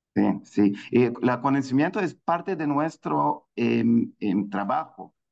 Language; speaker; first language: Spanish; non-native, fluent; Hebrew